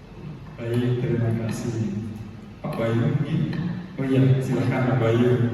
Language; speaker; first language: Indonesian; native; Indonesian